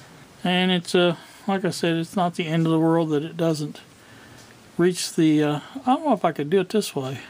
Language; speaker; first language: English; native; English